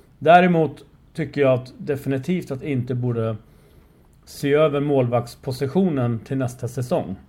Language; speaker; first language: Swedish; early bilingual, other home language; Persian